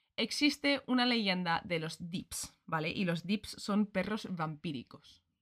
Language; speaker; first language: Spanish; early bilingual, other home language; English